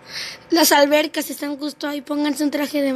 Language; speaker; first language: Spanish; native; Spanish